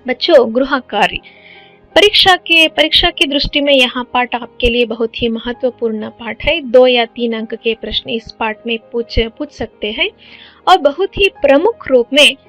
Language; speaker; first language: Hindi; non-native, local second language; Kannada